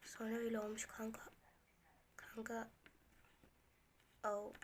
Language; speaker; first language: Turkish; native; Turkish